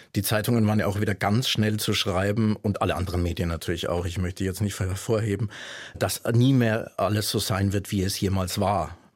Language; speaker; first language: German; native; German